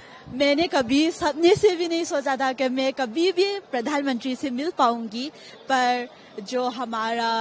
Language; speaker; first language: Hindi; non-native, local second language; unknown